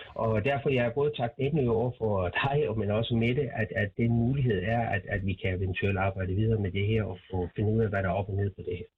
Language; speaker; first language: Danish; non-native, fluent; Persian